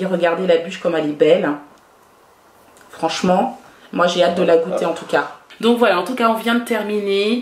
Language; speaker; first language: French; native; French